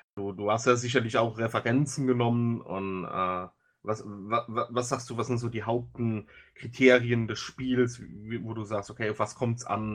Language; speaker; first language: German; native; German